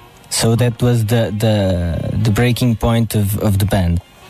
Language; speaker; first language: English; non-native, fluent; Portuguese